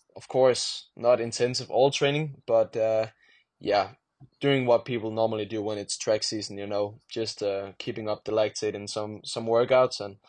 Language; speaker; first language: English; non-native, fluent; Danish